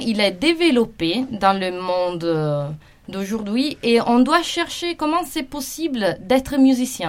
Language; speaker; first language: French; non-native, fluent; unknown